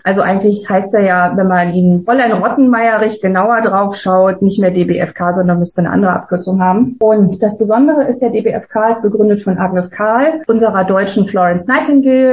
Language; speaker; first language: German; native; German